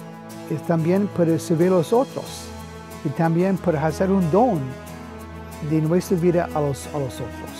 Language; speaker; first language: Spanish; non-native, fluent; English